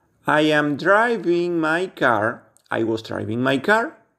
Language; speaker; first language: English; non-native, fluent; Spanish